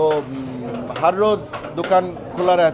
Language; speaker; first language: Hindi; non-native, learner; Bangla